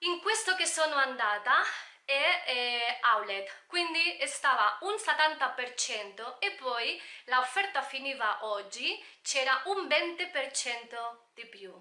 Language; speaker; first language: Italian; non-native, fluent; Spanish